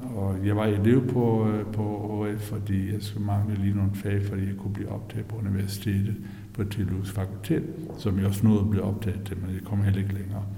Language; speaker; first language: Danish; native; Danish